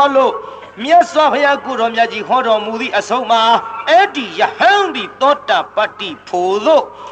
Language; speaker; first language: Burmese; native; Burmese